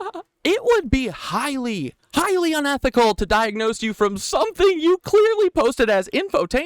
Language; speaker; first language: English; native; English